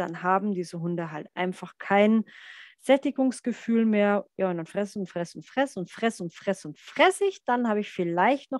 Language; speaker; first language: German; native; German